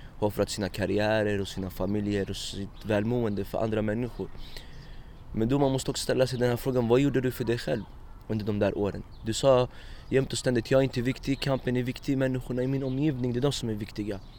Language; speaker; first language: Swedish; early bilingual, other home language; Arabic